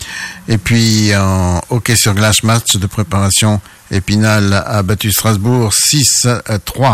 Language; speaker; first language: French; native; French